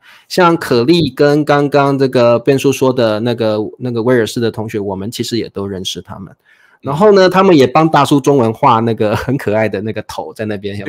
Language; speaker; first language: Chinese; native; Chinese